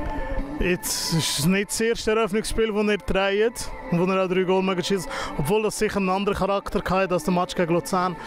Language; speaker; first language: German; native; German